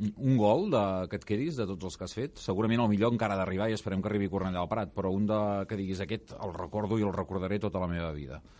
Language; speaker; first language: Catalan; native; Catalan